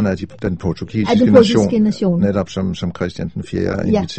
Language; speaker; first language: Danish; native; Danish